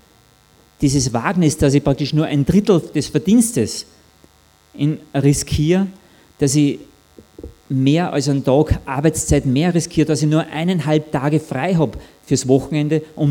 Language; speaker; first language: German; native; German